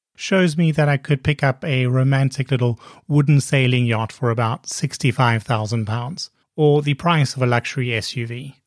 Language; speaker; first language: English; native; English